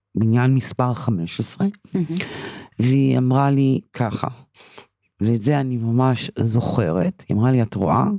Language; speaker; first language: Hebrew; early bilingual, other home language; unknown